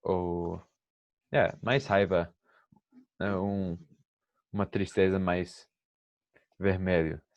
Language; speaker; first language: Portuguese; non-native, fluent; English